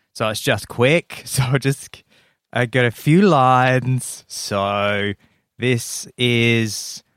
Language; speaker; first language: English; native; English